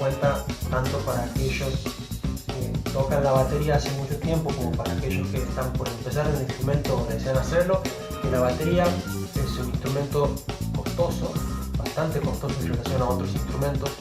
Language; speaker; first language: Spanish; native; Spanish